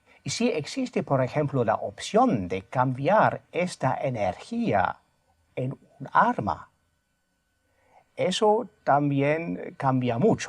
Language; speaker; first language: Spanish; non-native, fluent; German